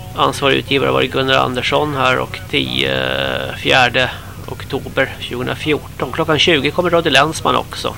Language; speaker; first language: Swedish; native; Swedish